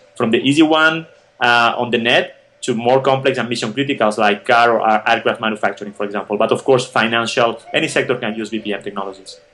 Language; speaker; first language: English; non-native, fluent; Spanish